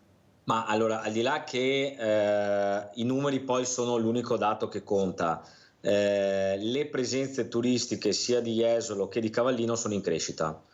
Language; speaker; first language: Italian; native; Italian